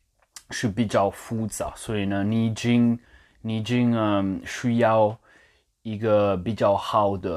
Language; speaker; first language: Chinese; non-native, learner; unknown